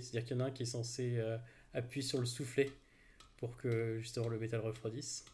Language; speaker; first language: French; native; French